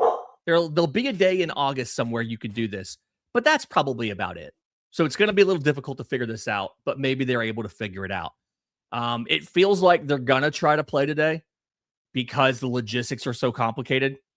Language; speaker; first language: English; native; English